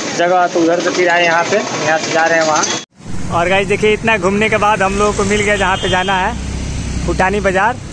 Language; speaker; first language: Hindi; non-native, local second language; Bhojpuri